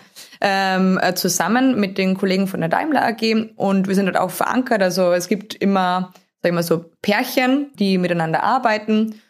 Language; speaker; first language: German; native; German